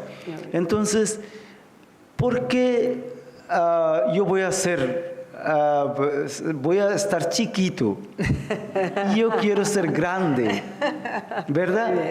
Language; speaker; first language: Spanish; non-native, fluent; Bangla